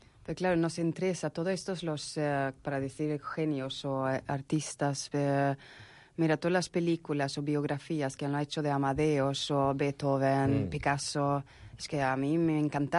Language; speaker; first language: Spanish; non-native, fluent; Swedish